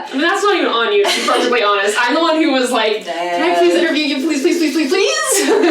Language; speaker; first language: English; native; English